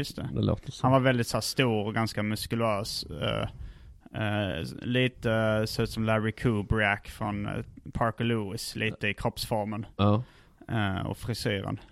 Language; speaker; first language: Swedish; native; Swedish